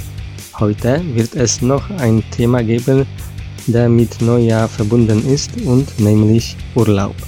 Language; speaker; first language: German; non-native, learner; Polish